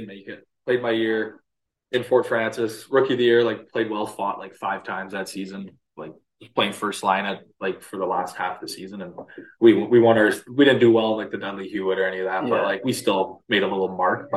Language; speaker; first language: English; native; English